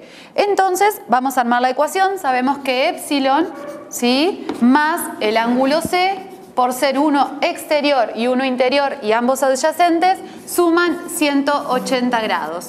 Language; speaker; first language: Spanish; native; Spanish